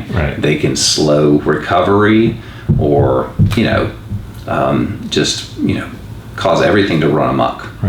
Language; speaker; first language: English; native; English